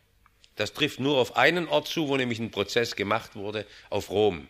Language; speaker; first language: German; native; German